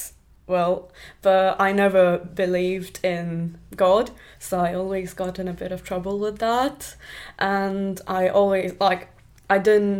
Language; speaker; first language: English; non-native, local second language; Marathi